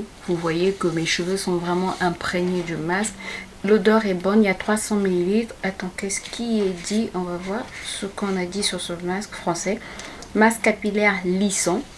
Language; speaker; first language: French; native; French